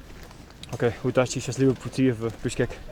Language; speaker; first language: Russian; non-native, learner; English